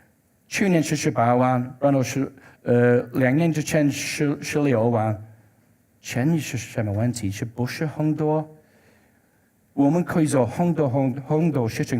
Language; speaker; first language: Chinese; non-native, learner; English